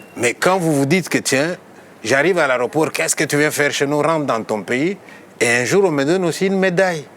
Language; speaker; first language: French; non-native, local second language; Luba-Lulua